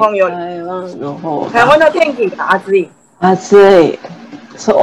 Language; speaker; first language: Japanese; non-native, learner; Chinese